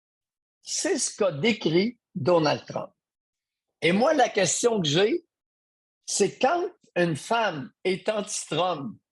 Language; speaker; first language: French; native; French